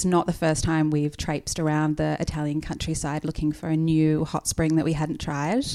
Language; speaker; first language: English; native; English